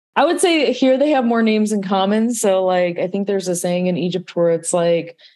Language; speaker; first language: English; native; English